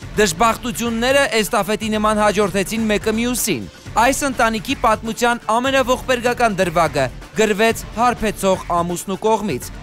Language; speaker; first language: Armenian; native; Armenian